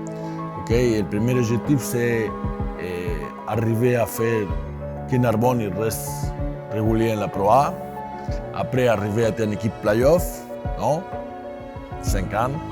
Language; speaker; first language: French; non-native, fluent; Spanish